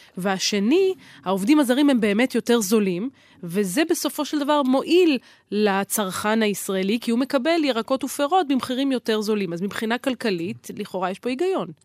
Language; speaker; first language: Hebrew; native; Hebrew